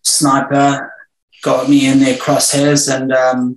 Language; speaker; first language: English; native; English